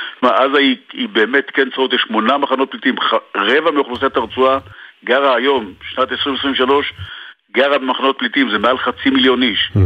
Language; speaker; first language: Hebrew; native; Hebrew